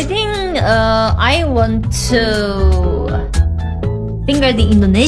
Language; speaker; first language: English; non-native, learner; Indonesian